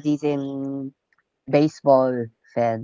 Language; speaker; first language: German; non-native, fluent; Japanese